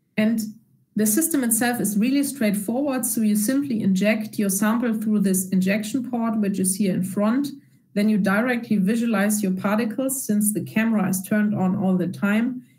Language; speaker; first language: English; non-native, fluent; German